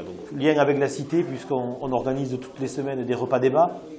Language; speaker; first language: French; native; French